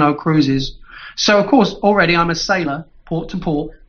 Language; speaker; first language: English; native; English